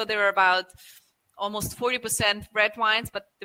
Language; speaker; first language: English; non-native, fluent; German